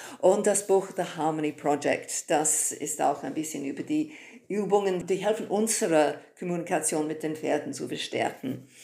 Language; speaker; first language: German; non-native, fluent; English